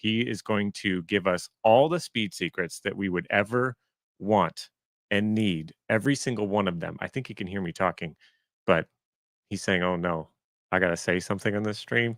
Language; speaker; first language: English; native; English